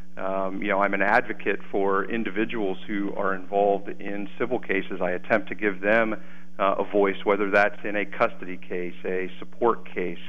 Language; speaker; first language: English; native; English